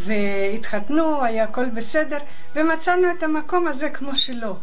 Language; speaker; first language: Hebrew; non-native, fluent; Russian